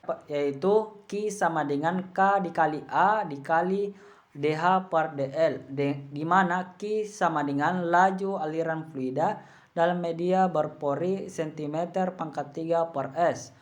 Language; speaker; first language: Indonesian; native; Indonesian